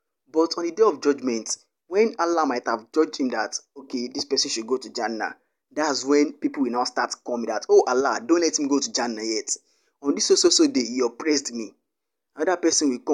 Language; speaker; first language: English; non-native, local second language; Yoruba